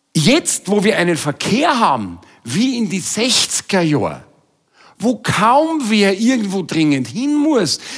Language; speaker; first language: German; native; German